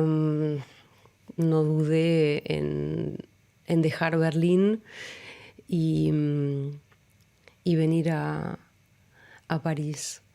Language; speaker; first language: Spanish; early bilingual, other home language; German